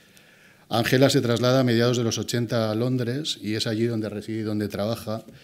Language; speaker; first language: Spanish; native; Spanish